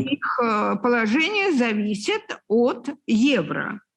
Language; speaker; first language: Russian; native; Russian